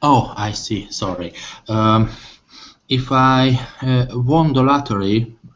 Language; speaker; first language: English; non-native, learner; Hungarian